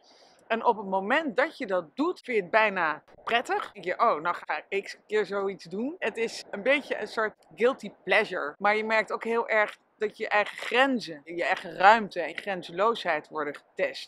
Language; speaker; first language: Dutch; native; Dutch